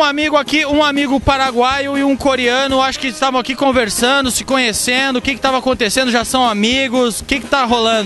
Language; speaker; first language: Portuguese; native; Portuguese